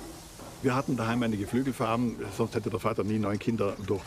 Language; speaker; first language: German; native; German